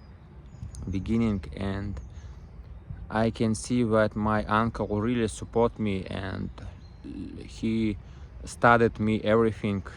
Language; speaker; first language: English; non-native, learner; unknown